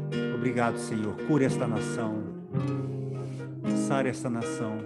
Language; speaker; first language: Portuguese; native; Portuguese